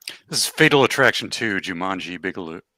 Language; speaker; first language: English; native; English